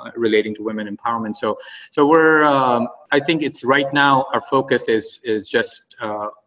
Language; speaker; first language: English; non-native, fluent; Arabic